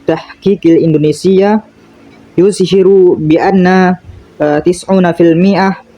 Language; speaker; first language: Arabic; non-native, learner; Indonesian